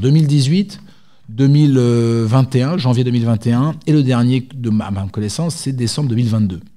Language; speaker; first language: French; native; French